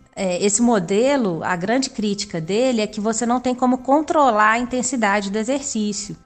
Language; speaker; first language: Portuguese; native; Portuguese